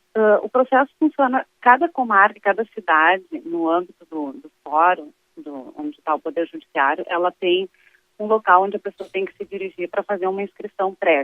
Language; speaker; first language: Portuguese; native; Portuguese